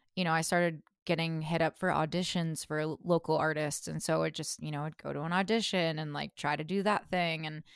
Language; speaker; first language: English; native; English